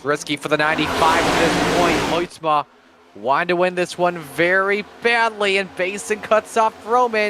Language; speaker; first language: English; native; English